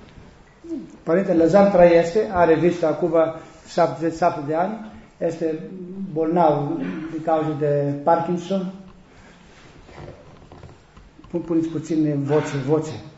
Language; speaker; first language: Romanian; non-native, learner; Greek